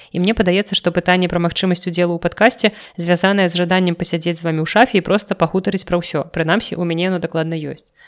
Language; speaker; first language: Belarusian; non-native, local second language; Russian